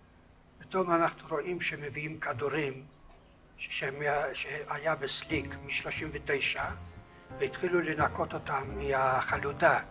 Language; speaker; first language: Hebrew; non-native, fluent; Yiddish